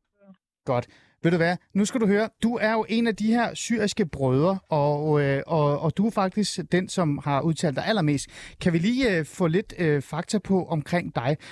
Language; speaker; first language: Danish; native; Danish